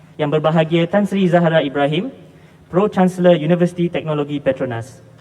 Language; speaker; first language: Malay; native; Malay